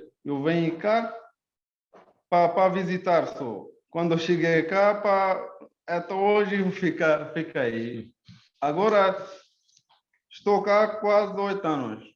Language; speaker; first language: Portuguese; non-native, learner; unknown